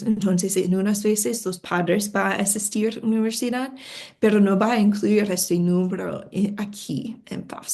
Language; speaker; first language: Spanish; non-native, fluent; English